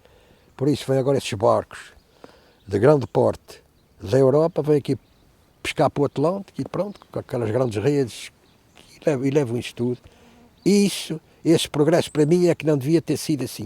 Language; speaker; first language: Portuguese; native; Portuguese